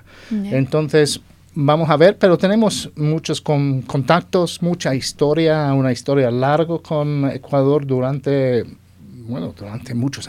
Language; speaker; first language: Spanish; non-native, fluent; English